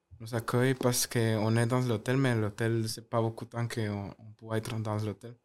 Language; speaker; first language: French; non-native, learner; Spanish